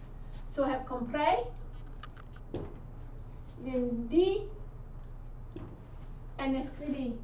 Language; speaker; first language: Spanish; non-native, fluent; English